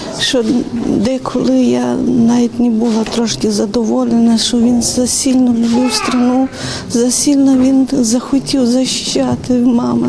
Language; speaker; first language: Ukrainian; non-native, local second language; Russian